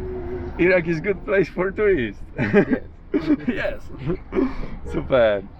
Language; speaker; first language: English; non-native, learner; Polish